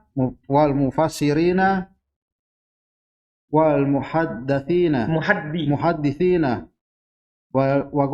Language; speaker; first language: Arabic; non-native, learner; Indonesian